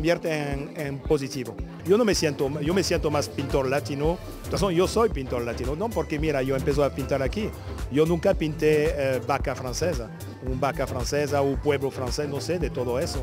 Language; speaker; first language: Spanish; non-native, fluent; French